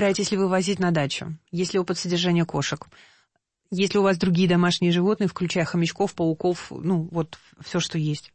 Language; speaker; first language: Russian; native; Russian